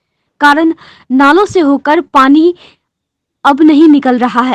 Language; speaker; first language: Hindi; native; Hindi